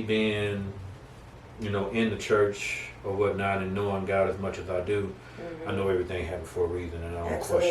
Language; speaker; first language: English; native; English